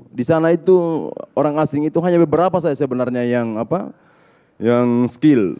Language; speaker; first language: Indonesian; native; Indonesian